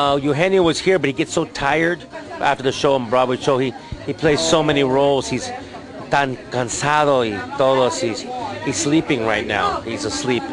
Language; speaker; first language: English; native; English